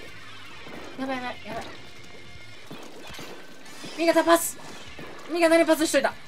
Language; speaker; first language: Japanese; native; Japanese